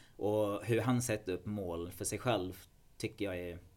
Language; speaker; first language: Swedish; non-native, fluent; English